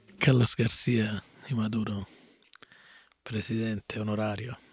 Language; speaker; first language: Italian; native; Italian